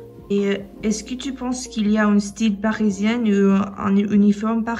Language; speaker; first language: French; non-native, fluent; English